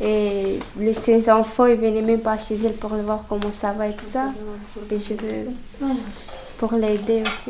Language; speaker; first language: French; non-native, learner; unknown